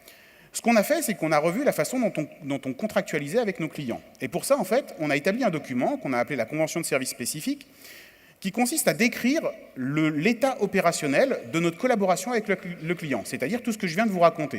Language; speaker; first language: French; native; French